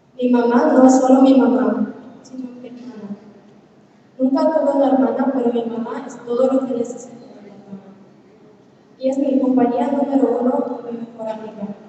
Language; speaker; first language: Spanish; early bilingual, heritage; Spanish